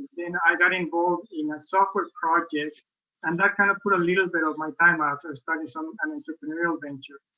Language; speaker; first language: English; non-native, fluent; Spanish